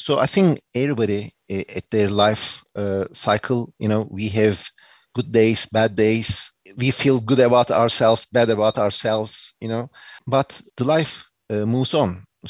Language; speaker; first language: English; non-native, fluent; Turkish